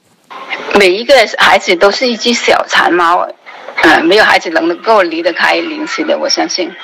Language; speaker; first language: Chinese; native; Chinese